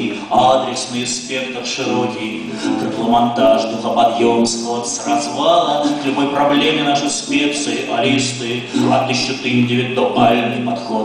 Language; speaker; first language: Russian; native; Russian